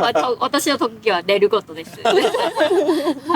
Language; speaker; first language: Japanese; non-native, learner; Cantonese